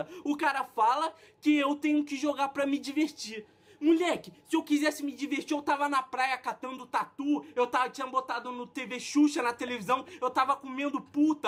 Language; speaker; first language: Portuguese; native; Portuguese